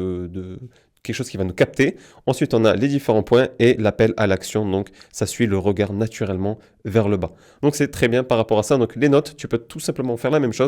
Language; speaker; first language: French; native; French